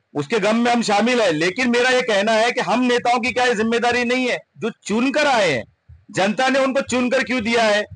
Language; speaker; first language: Hindi; non-native, local second language; Urdu